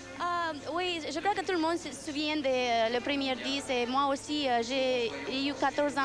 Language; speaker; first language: French; non-native, fluent; Romanian